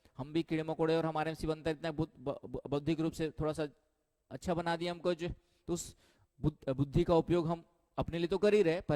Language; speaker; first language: Hindi; native; Hindi